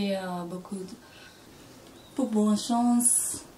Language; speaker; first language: French; non-native, learner; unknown